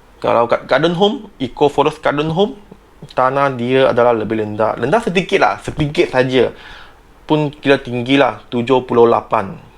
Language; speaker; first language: Malay; non-native, local second language; Chinese